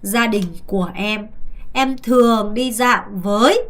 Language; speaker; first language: Vietnamese; non-native, fluent; Korean